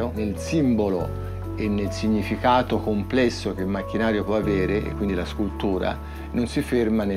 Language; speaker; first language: Italian; native; Italian